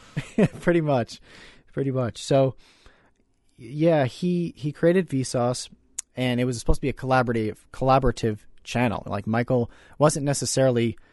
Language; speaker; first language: English; native; English